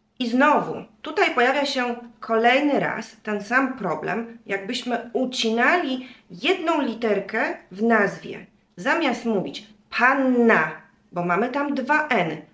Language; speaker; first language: Polish; native; Polish